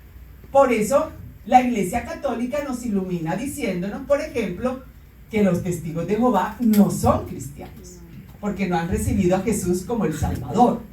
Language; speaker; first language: Spanish; native; Spanish